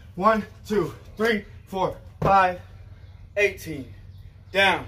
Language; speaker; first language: English; native; English